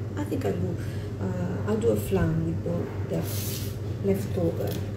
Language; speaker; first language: English; non-native, fluent; Italian